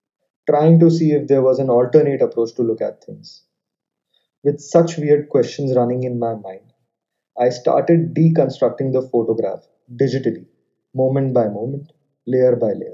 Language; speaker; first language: English; non-native, local second language; Hindi